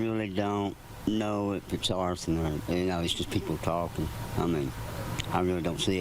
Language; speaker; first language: English; native; English